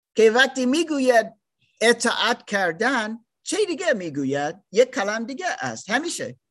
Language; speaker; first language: Persian; non-native, learner; German